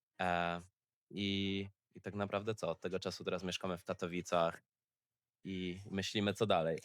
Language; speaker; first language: Polish; native; Polish